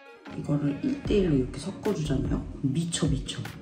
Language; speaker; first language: Korean; native; Korean